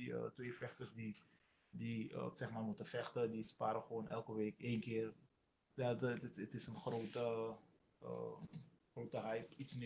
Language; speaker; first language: Dutch; non-native, local second language; Sranan Tongo